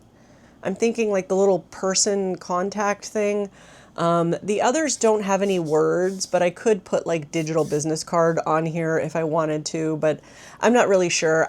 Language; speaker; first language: English; native; English